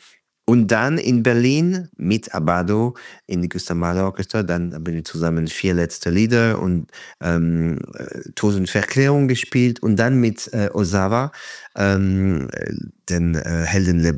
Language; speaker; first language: German; non-native, fluent; French